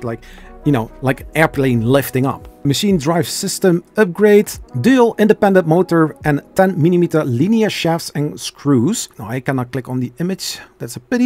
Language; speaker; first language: English; non-native, fluent; Dutch